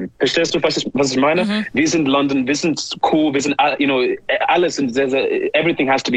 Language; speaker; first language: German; non-native, learner; English